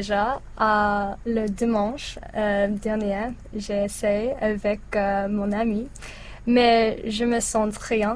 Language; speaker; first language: French; non-native, learner; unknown